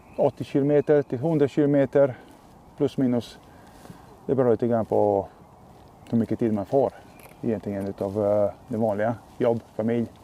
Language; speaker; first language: Swedish; non-native, fluent; Czech